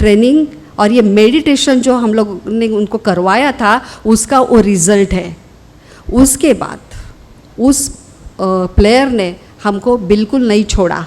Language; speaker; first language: Hindi; native; Hindi